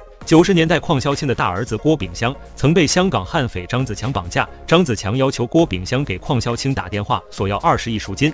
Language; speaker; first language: Chinese; native; Chinese